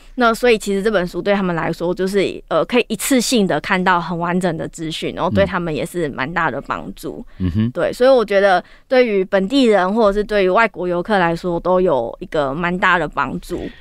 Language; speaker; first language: Chinese; native; Chinese